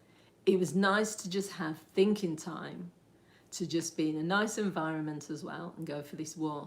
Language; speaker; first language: English; native; English